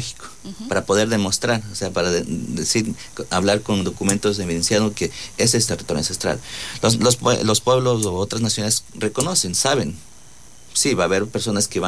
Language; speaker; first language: Spanish; non-native, local second language; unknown